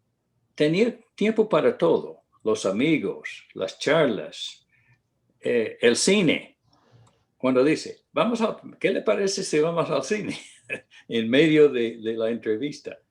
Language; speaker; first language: Spanish; non-native, fluent; English